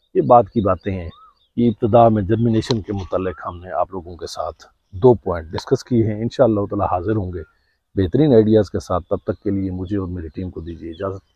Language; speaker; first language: Urdu; non-native, local second language; Saraiki